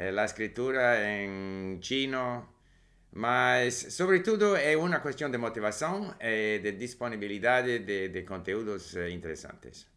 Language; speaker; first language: Portuguese; non-native, learner; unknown